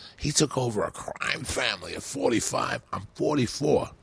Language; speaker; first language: English; early bilingual, other home language; Spanish